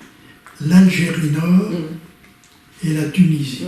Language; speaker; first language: French; native; French